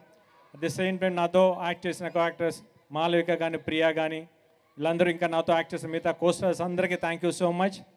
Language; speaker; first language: Telugu; native; Telugu